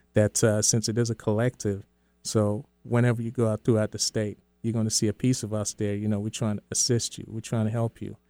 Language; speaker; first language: English; early bilingual, other home language; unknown